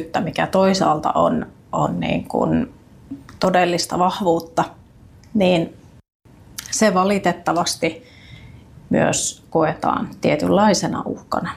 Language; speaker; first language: Finnish; native; Finnish